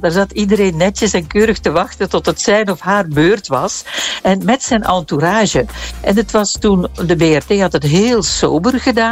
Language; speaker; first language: Dutch; native; Dutch